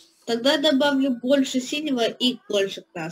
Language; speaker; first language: Russian; early bilingual, heritage; Russian